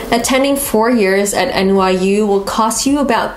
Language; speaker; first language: English; native; English